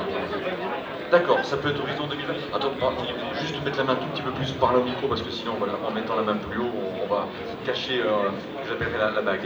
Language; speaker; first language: French; native; French